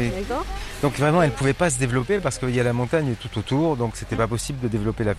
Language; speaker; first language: French; native; French